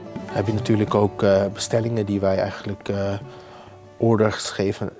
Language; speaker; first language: Dutch; non-native, fluent; English